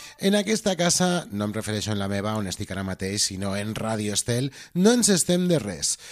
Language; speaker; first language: Catalan; native; Catalan